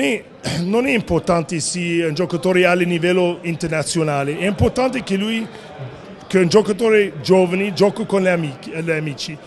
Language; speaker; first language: Italian; non-native, learner; English